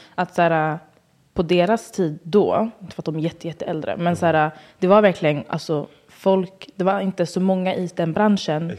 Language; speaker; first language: Swedish; native; Swedish